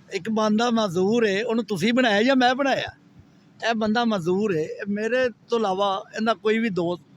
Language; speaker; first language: Urdu; non-native, local second language; Punjabi